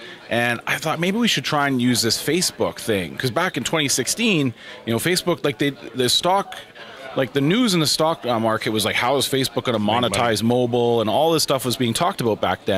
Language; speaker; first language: English; native; English